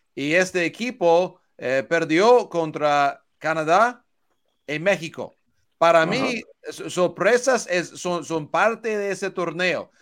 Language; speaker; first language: Spanish; non-native, learner; English